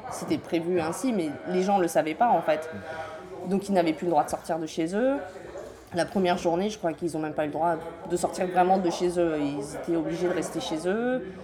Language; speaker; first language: French; early bilingual, other home language; Polish